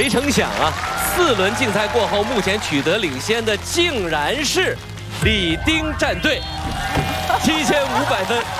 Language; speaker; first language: Chinese; native; Chinese